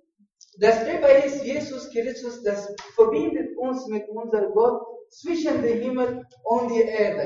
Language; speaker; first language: German; non-native, learner; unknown